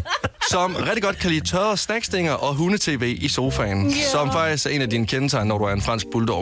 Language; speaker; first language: Danish; native; Danish